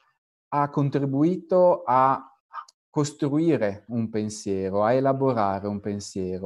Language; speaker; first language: Italian; native; Italian